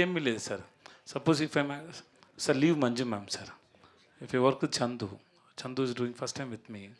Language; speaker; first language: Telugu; non-native, learner; Tamil